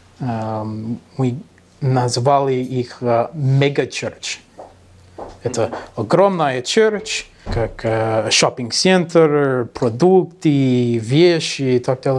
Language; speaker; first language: Russian; non-native, learner; English